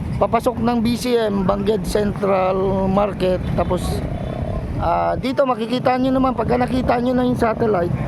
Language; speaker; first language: Filipino; non-native, local second language; Iloko